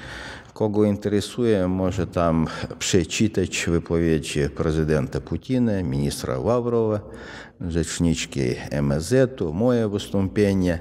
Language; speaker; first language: Polish; non-native, fluent; Russian